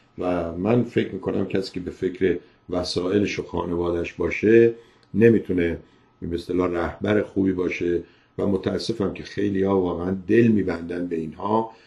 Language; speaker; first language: Persian; native; Persian